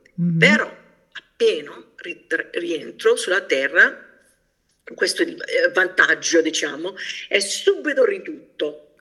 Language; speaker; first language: Italian; early bilingual, heritage; Italian